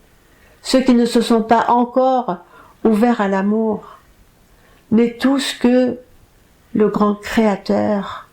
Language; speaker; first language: French; native; French